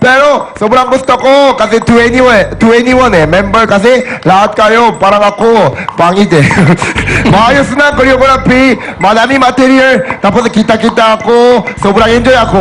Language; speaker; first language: Filipino; non-native, fluent; Korean